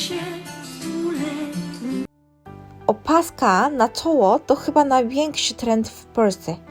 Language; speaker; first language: Polish; non-native, learner; Korean